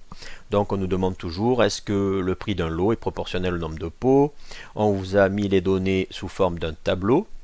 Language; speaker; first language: French; native; French